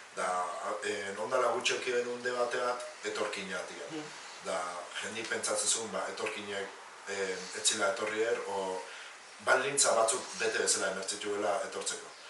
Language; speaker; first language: Basque; early bilingual, other home language; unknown